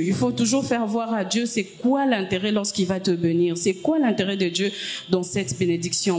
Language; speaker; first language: French; non-native, local second language; Lingala